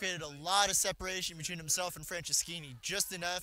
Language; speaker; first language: English; native; English